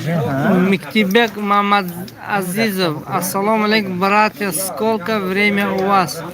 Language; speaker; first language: Russian; non-native, learner; Tajik